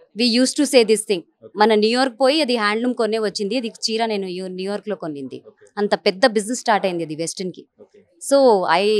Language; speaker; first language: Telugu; non-native, local second language; Hindi